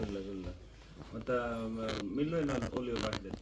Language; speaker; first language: Finnish; non-native, learner; Bangla